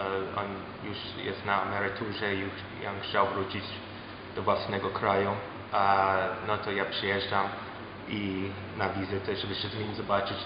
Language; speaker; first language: Polish; early bilingual, heritage; Polish